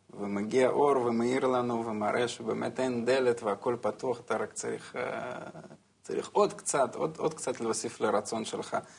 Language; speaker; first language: Hebrew; non-native, fluent; Russian